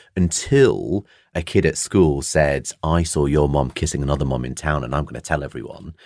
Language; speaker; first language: English; native; English